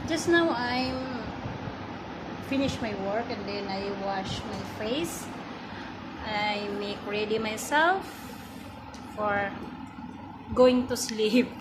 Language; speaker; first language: English; non-native, learner; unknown